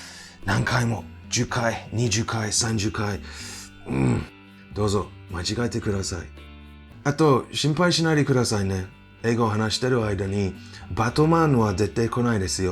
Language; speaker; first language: Japanese; non-native, fluent; English